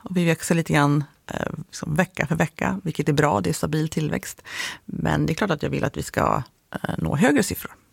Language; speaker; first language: Swedish; native; Swedish